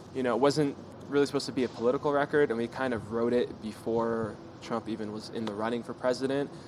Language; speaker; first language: English; native; English